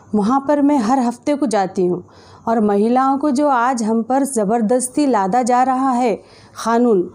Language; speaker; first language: Hindi; native; Hindi